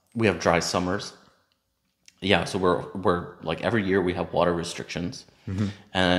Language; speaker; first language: English; native; English